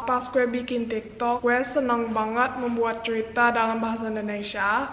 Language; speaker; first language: Indonesian; non-native, local second language; English